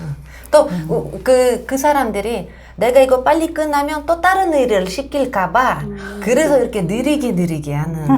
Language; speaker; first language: Korean; non-native, fluent; Russian